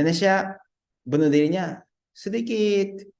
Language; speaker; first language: Indonesian; non-native, fluent; Japanese